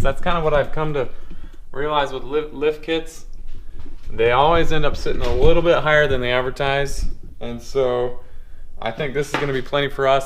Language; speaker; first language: English; native; English